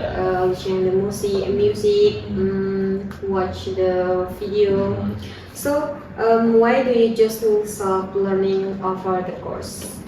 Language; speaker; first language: English; non-native, learner; Indonesian